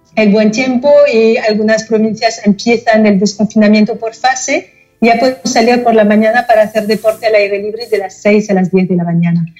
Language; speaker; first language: Spanish; non-native, fluent; French